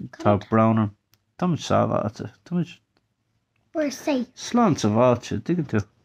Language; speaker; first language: Irish; non-native, local second language; English